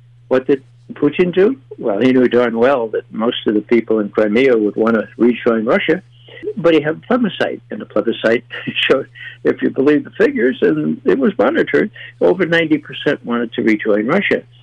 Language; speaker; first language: English; native; English